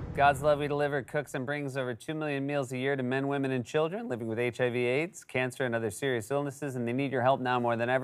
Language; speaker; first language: English; native; English